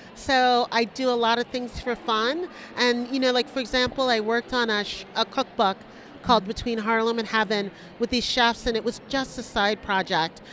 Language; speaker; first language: English; early bilingual, other home language; Spanish